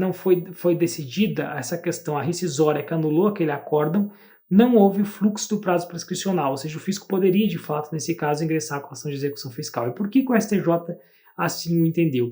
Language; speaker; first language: Portuguese; native; Portuguese